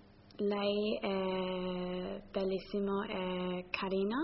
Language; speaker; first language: Italian; non-native, learner; English